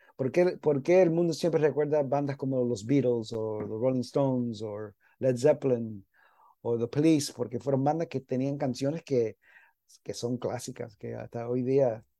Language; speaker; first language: Spanish; early bilingual, heritage; Spanish